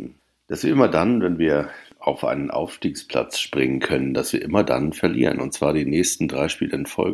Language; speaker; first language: German; native; German